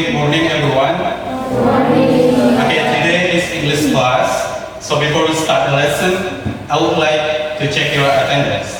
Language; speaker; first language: English; non-native, fluent; Indonesian